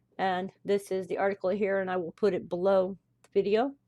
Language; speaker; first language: English; native; English